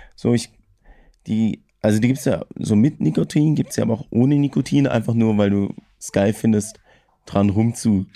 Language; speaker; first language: German; native; German